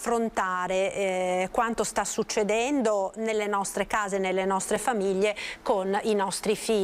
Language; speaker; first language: Italian; native; Italian